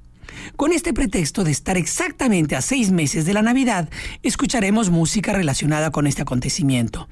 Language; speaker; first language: Spanish; native; Spanish